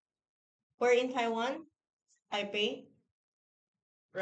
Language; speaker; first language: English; non-native, fluent; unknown